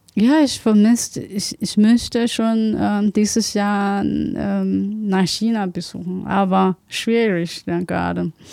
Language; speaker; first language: German; non-native, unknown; Chinese